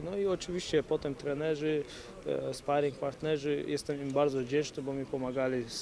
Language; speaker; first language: Polish; early bilingual, other home language; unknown